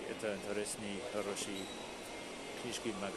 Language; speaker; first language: Russian; non-native, learner; English